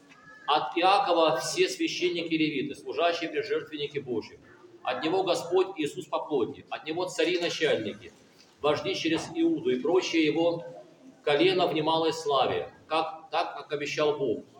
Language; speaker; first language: Russian; native; Russian